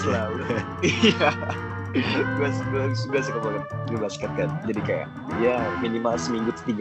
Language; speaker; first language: Indonesian; native; Indonesian